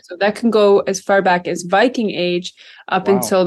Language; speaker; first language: English; native; English